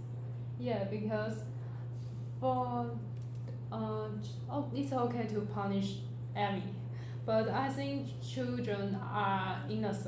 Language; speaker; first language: English; non-native, learner; Chinese